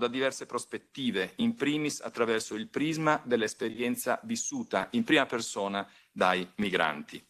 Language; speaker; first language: Italian; native; Italian